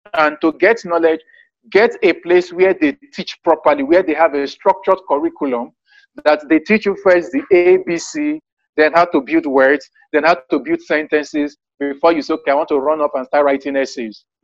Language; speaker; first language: English; non-native, local second language; Yoruba